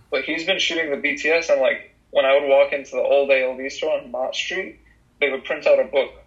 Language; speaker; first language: English; early bilingual, other home language; Russian